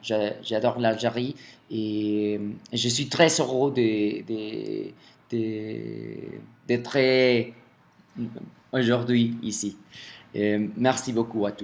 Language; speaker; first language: French; non-native, fluent; Spanish